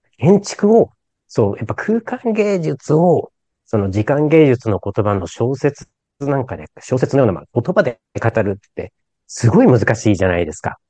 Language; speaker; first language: Japanese; native; Japanese